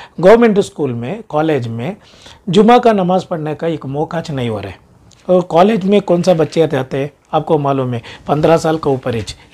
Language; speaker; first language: Hindi; non-native, local second language; Urdu